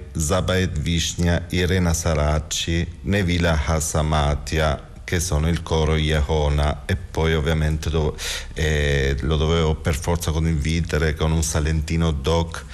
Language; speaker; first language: Italian; non-native, fluent; Albanian